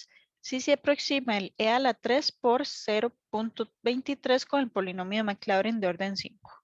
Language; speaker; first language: Spanish; native; Spanish